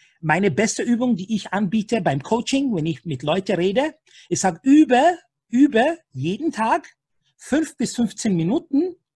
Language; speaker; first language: German; non-native, fluent; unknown